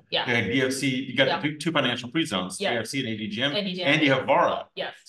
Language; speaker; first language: English; native; English